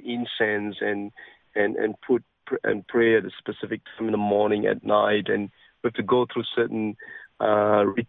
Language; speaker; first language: English; non-native, local second language; Min Nan Chinese